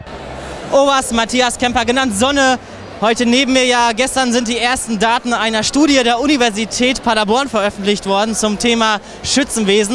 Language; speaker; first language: German; native; German